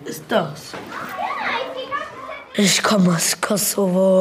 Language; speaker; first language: German; early bilingual, other home language; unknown